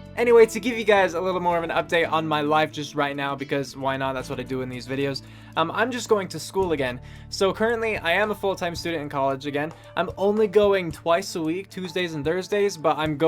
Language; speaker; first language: English; native; English